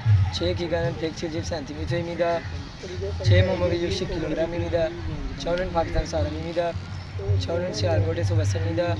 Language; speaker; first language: Korean; non-native, learner; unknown